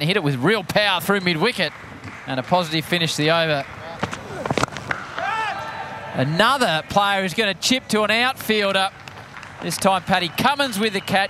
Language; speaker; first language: English; native; English